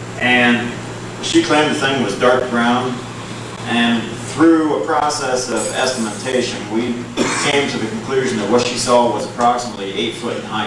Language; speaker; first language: English; native; English